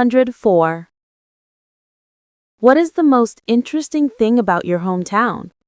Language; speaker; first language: English; non-native, learner; Vietnamese